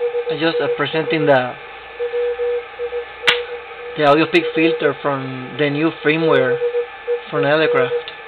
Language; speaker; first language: English; non-native, fluent; Spanish